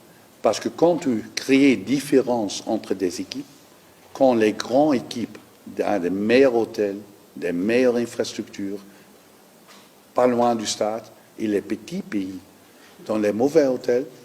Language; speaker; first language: French; non-native, learner; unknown